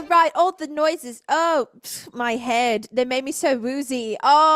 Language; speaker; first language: English; native; English